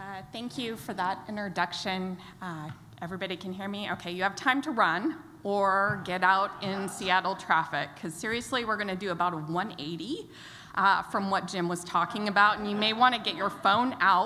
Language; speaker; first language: English; native; English